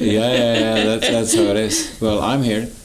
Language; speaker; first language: English; non-native, fluent; Swedish